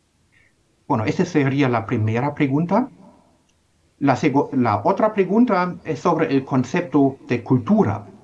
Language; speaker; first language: Spanish; non-native, fluent; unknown